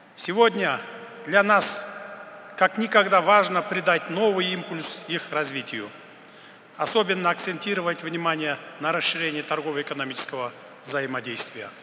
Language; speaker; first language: Russian; non-native, local second language; Kyrgyz